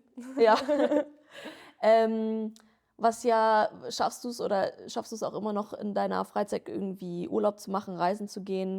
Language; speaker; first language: German; native; German